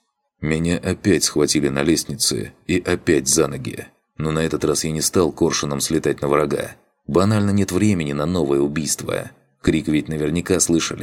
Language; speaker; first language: Russian; native; Russian